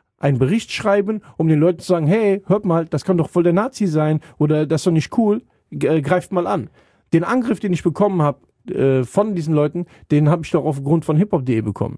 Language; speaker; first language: German; native; German